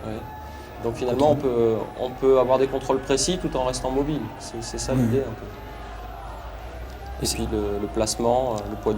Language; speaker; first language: French; native; French